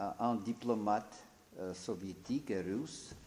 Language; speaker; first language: French; non-native, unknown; Russian